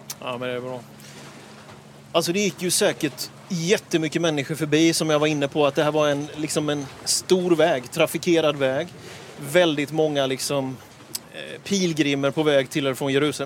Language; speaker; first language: Swedish; native; Swedish